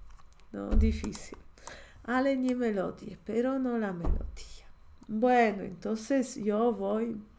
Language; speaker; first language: Spanish; non-native, fluent; Polish